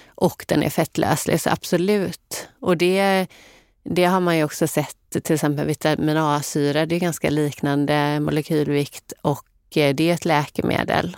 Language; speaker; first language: Swedish; native; Swedish